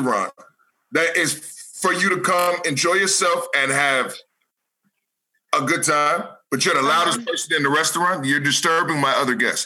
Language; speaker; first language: English; native; English